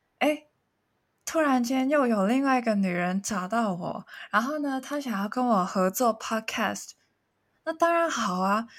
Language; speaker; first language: Chinese; non-native, local second language; Cantonese